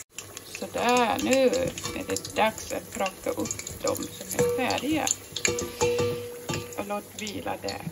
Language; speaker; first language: Swedish; non-native, fluent; Thai